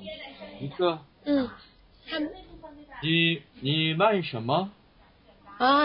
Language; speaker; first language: Chinese; non-native, learner; Korean